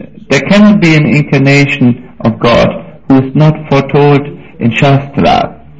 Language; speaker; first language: English; non-native, fluent; German